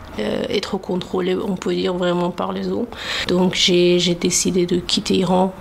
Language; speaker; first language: French; non-native, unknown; Persian